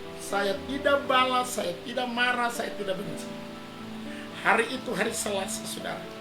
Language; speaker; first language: Indonesian; native; Indonesian